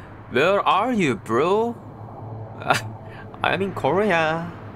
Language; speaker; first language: English; non-native, learner; Korean